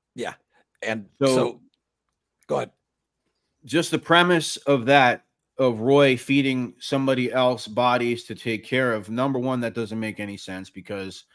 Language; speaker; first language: English; native; English